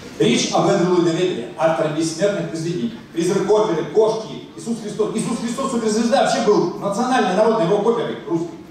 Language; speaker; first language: Russian; native; Russian